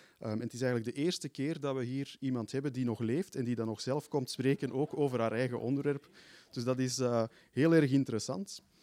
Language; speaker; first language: Dutch; native; Dutch